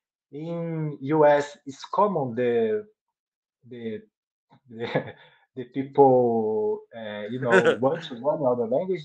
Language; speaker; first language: English; non-native, learner; Portuguese